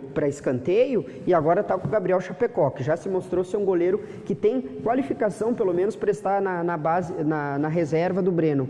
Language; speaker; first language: Portuguese; native; Portuguese